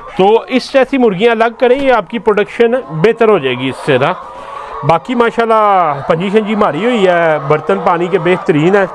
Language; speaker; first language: Urdu; non-native, local second language; Punjabi